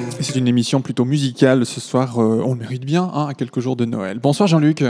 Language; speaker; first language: French; native; French